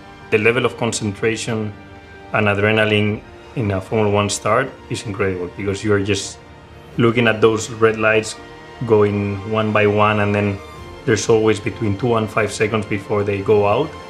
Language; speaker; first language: English; non-native, fluent; Spanish